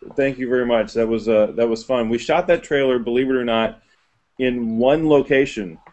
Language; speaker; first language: English; native; English